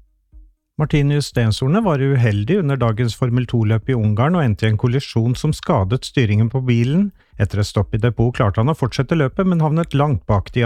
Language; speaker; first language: Norwegian; native; Norwegian